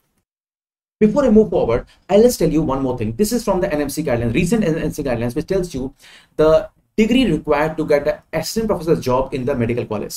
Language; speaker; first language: English; non-native, local second language; Hindi